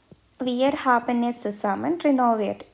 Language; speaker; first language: German; non-native, fluent; Malayalam